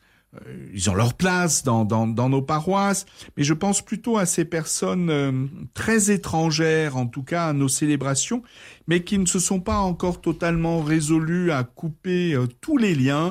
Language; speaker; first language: French; native; French